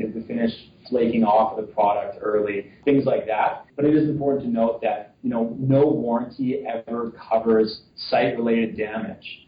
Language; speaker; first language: English; native; English